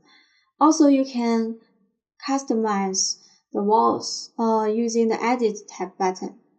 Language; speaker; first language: English; non-native, fluent; Chinese